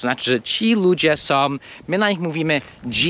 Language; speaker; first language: Polish; non-native, fluent; English